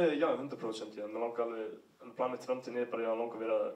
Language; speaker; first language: Icelandic; early bilingual, heritage; English